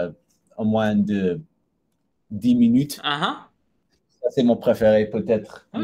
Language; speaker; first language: French; non-native, learner; English